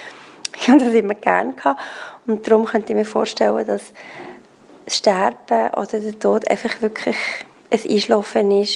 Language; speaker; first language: German; native; German